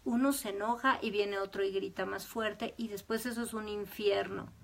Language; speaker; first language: Spanish; native; Spanish